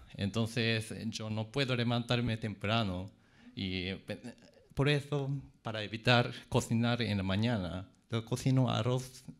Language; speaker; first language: Spanish; non-native, fluent; Japanese